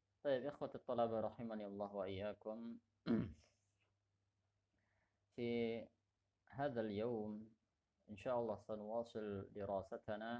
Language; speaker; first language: Arabic; non-native, fluent; Indonesian